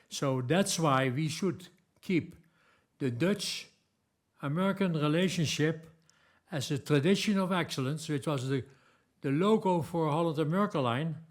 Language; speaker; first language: English; non-native, fluent; Dutch